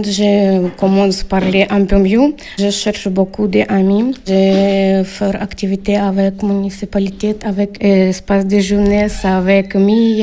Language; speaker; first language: French; non-native, learner; Ukrainian